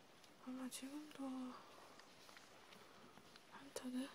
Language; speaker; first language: Korean; native; Korean